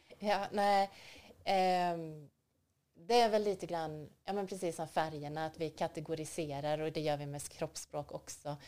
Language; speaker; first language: Swedish; native; Swedish